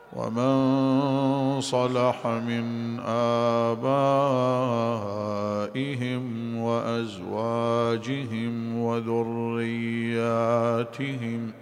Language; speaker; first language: Arabic; native; Arabic